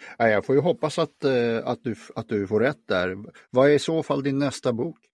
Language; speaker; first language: Swedish; native; Swedish